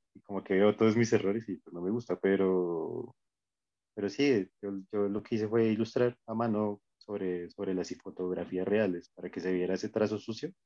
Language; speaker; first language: Spanish; native; Spanish